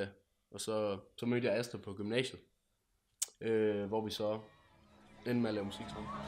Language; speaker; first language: Danish; native; Danish